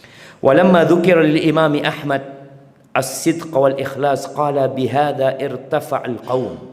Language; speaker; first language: Arabic; non-native, fluent; Indonesian